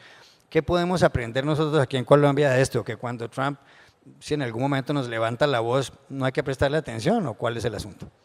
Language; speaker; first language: Spanish; native; Spanish